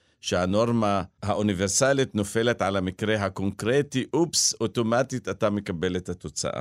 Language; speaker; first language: Hebrew; non-native, local second language; Arabic